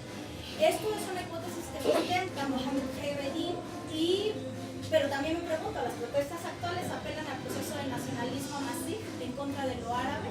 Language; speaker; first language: Spanish; native; Spanish